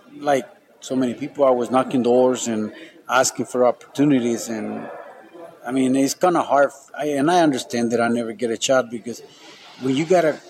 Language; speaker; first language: English; non-native, fluent; Spanish